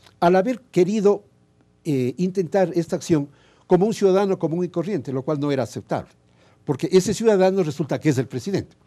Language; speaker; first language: Spanish; native; Spanish